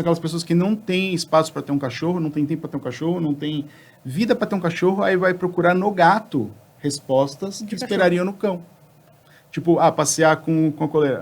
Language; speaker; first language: Portuguese; native; Portuguese